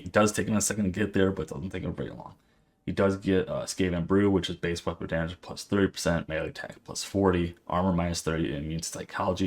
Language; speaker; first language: English; native; English